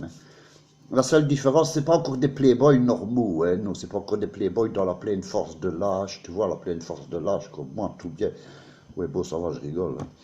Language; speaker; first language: French; native; French